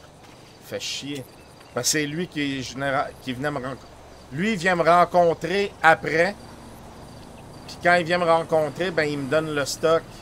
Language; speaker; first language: French; native; French